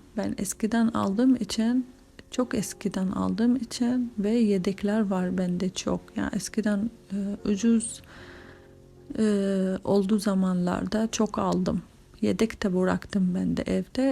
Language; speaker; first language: Turkish; non-native, fluent; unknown